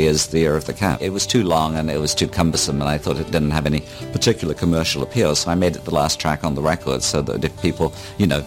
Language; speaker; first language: English; native; English